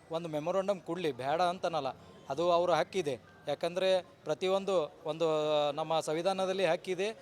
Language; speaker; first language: Kannada; native; Kannada